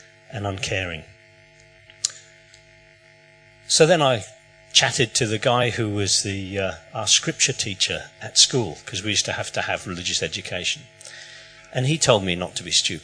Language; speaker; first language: English; native; English